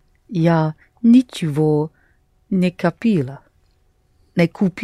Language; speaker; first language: Russian; non-native, learner; English